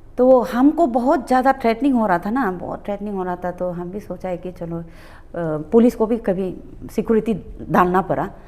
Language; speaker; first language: Hindi; non-native, local second language; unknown